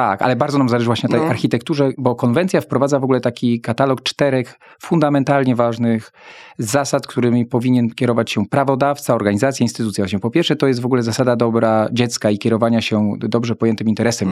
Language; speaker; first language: Polish; native; Polish